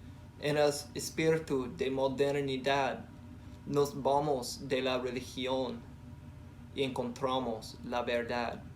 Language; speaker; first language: Spanish; non-native, learner; English